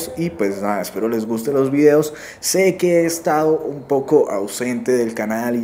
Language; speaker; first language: Spanish; native; Spanish